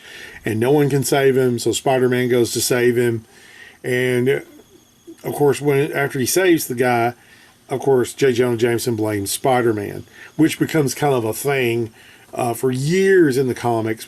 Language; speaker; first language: English; native; English